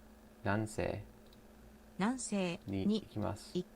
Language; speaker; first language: Japanese; non-native, learner; English